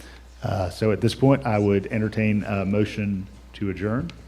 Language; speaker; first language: English; native; English